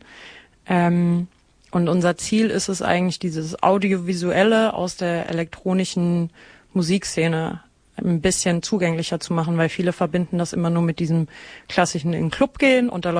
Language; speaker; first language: German; native; German